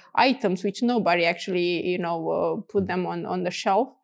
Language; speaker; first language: English; non-native, fluent; Romanian